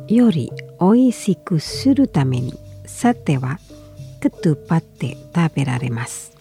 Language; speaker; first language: Japanese; non-native, fluent; Indonesian